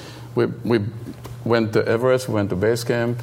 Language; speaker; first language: English; non-native, fluent; Hebrew